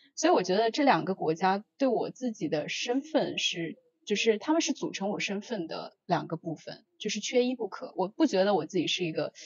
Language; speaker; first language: Chinese; early bilingual, heritage; Chinese